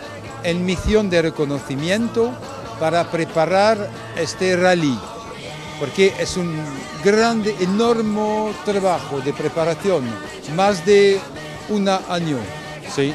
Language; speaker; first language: Spanish; non-native, fluent; French